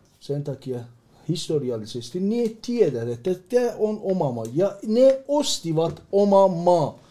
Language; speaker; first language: Finnish; non-native, learner; Persian